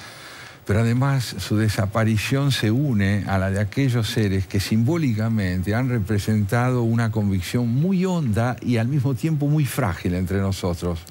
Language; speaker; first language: Spanish; native; Spanish